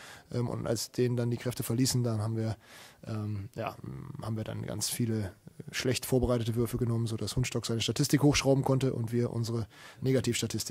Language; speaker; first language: German; native; German